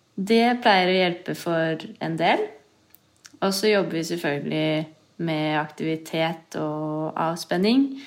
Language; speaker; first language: Norwegian; native; Norwegian